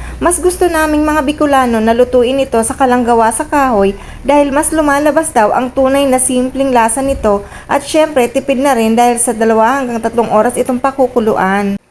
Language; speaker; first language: Filipino; non-native, local second language; Bikol